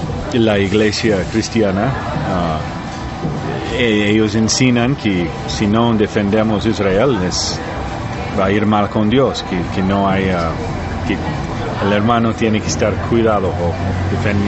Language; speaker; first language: Spanish; non-native, learner; English